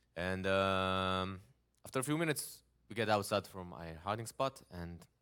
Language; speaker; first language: English; non-native, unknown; Hebrew